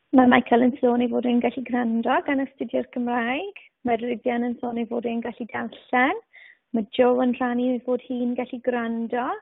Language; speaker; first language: Welsh; native; Welsh